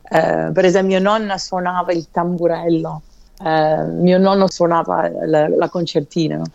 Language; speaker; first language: Italian; non-native, fluent; English